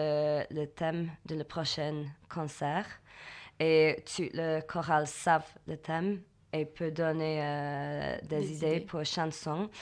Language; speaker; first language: French; non-native, learner; English